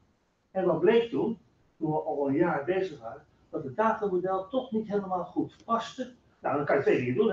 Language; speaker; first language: Dutch; native; Dutch